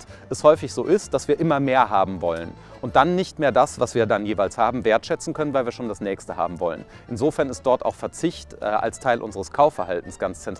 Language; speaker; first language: German; native; German